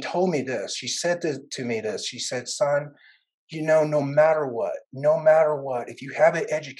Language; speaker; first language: English; early bilingual, other home language; Vietnamese